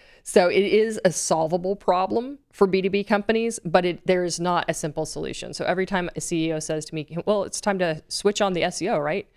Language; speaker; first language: English; native; English